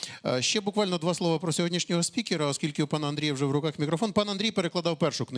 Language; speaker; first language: Ukrainian; native; Ukrainian